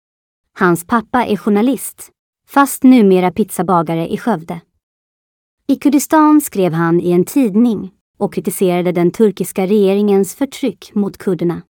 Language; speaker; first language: Swedish; native; Swedish